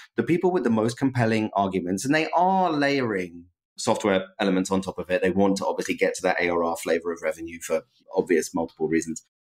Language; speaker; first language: English; native; English